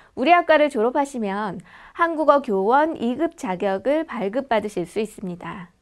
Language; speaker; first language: Korean; native; Korean